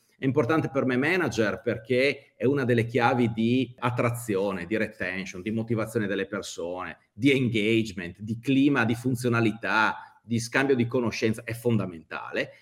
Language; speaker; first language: Italian; native; Italian